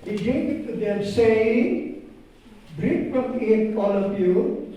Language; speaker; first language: English; non-native, local second language; Filipino